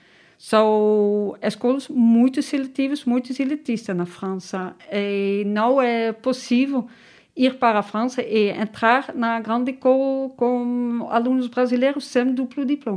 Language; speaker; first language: Portuguese; non-native, learner; Dutch